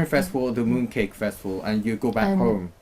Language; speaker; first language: English; non-native, fluent; Chinese